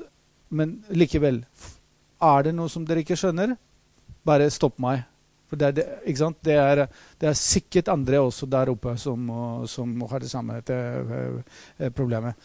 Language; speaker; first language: Norwegian; non-native, fluent; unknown